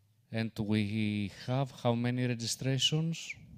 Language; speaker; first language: English; non-native, fluent; Greek